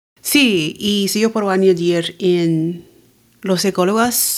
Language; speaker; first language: Spanish; non-native, fluent; English